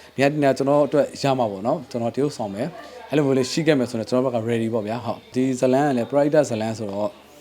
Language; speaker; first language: Burmese; native; Burmese